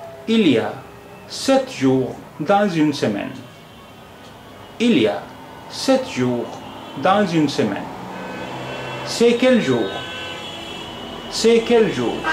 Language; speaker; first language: French; non-native, fluent; Urdu